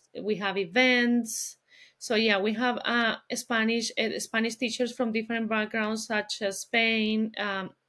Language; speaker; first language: English; non-native, fluent; Spanish